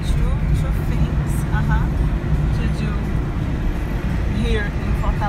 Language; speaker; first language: English; non-native, learner; Portuguese